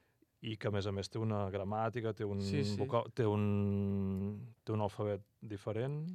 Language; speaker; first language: Catalan; native; Catalan